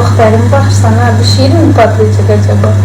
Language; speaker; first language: Turkish; non-native, learner; Georgian